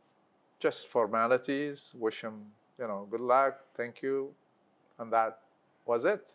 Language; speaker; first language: English; non-native, local second language; Arabic